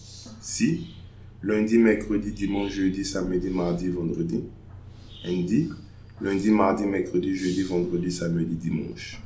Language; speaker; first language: French; non-native, fluent; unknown